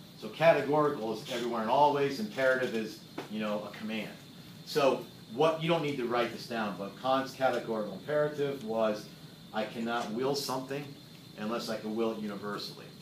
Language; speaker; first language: English; native; English